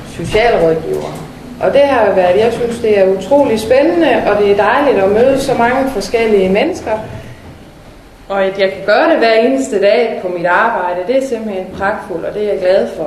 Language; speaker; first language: Danish; native; Danish